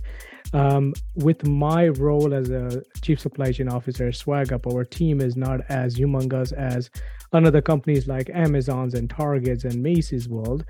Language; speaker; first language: English; non-native, local second language; Gujarati